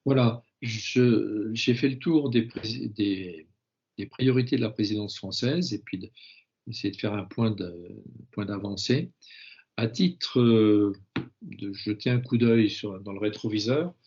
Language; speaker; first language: French; native; French